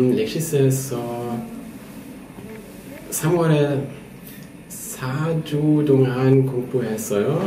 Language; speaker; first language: Korean; non-native, learner; German